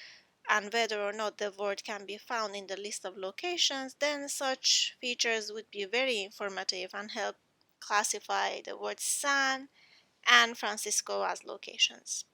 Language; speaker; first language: English; non-native, fluent; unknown